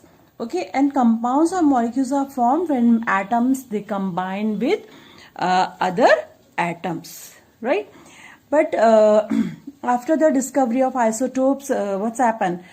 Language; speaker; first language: English; non-native, local second language; Hindi